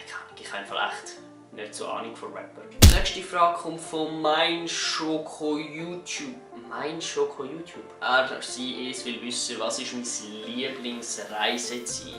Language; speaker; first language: German; native; German